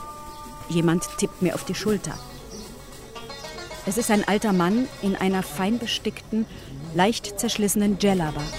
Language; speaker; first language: German; native; German